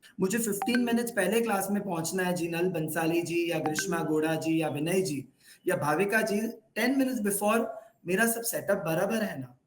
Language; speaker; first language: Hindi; non-native, local second language; Gujarati